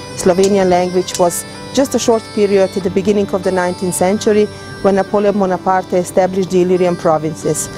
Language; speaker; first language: English; non-native, fluent; Slovenian